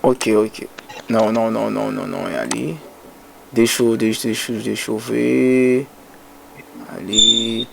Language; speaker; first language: Portuguese; non-native, learner; Haitian Creole